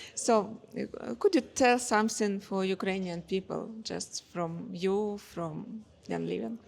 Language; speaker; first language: English; non-native, learner; Ukrainian